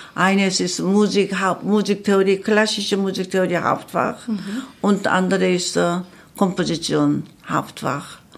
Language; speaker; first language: German; non-native, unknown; Korean